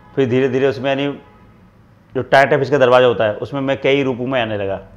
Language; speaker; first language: Hindi; native; Hindi